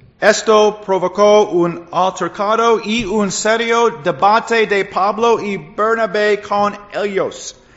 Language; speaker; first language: Spanish; non-native, learner; English